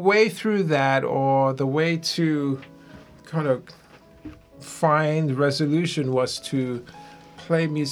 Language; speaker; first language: English; non-native, local second language; Ewe